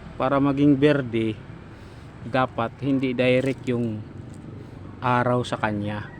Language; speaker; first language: Filipino; non-native, local second language; Waray